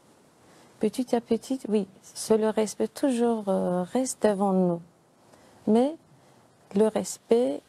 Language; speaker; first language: French; non-native, learner; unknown